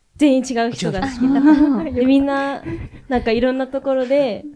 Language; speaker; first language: Japanese; native; Japanese